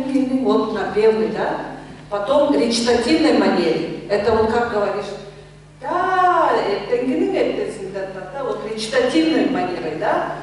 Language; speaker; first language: Russian; non-native, local second language; Tuvinian